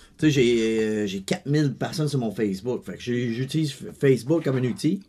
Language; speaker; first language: French; early bilingual, other home language; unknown